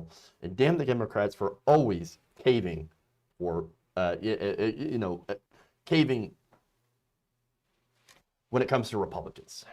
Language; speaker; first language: English; native; English